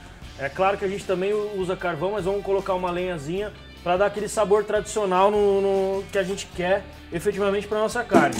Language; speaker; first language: Portuguese; native; Portuguese